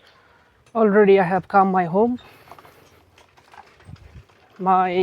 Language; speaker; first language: English; non-native, learner; Bangla